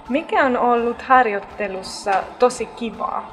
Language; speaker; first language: Finnish; native; Finnish